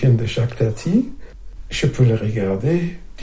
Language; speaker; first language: French; non-native, fluent; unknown